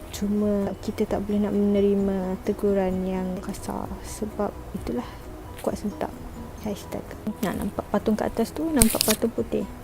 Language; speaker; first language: Malay; native; Malay